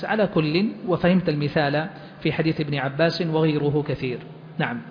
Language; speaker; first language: Arabic; native; Arabic